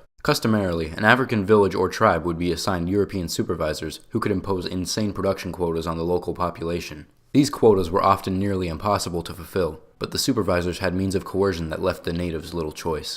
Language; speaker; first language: English; native; English